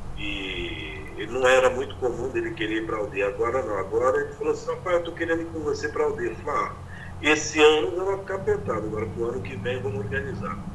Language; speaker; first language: Portuguese; native; Portuguese